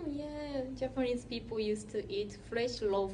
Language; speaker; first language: English; non-native, learner; Japanese